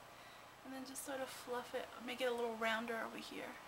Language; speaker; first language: English; native; English